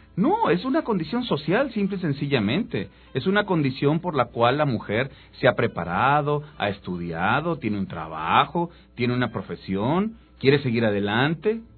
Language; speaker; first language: Spanish; native; Spanish